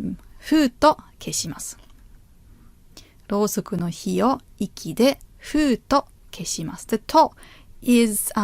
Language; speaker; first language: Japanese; non-native, fluent; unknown